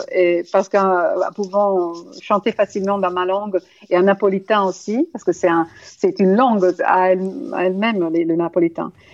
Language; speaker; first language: French; non-native, fluent; Italian